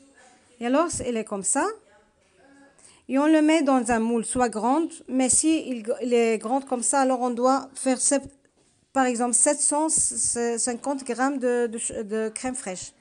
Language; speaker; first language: French; non-native, learner; Arabic